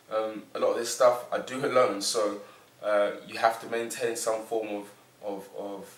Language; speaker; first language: English; native; English